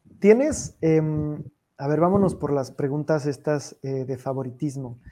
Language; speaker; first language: Spanish; native; Spanish